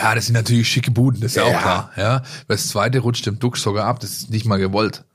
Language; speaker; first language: German; native; German